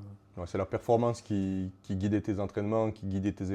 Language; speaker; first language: French; native; French